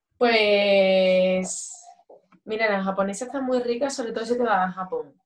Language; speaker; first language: Spanish; native; Spanish